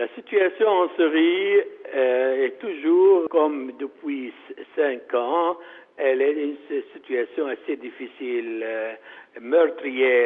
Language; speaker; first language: French; non-native, fluent; Arabic